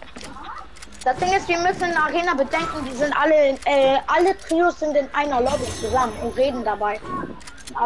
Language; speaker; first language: German; early bilingual, other home language; Macedonian